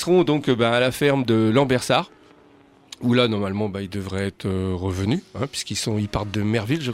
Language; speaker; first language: French; native; French